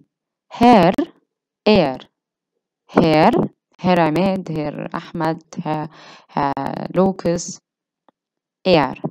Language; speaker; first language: German; non-native, fluent; Arabic